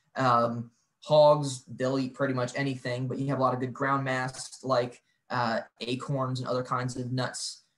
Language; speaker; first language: English; native; English